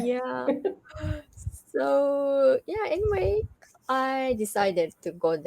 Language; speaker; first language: English; non-native, learner; Japanese